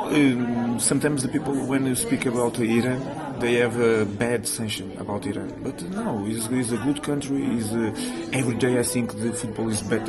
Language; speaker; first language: English; non-native, learner; Portuguese